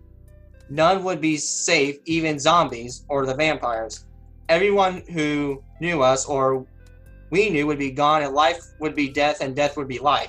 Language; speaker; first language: English; native; English